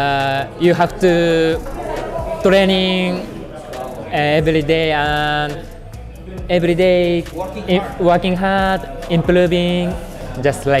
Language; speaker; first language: English; non-native, learner; Japanese